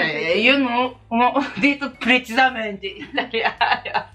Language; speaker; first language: Italian; non-native, learner; Japanese